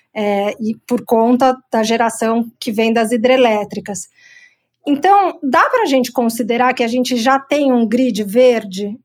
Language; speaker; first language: Portuguese; native; Portuguese